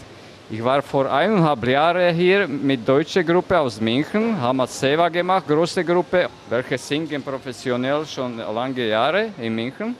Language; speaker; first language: German; non-native, fluent; Slovak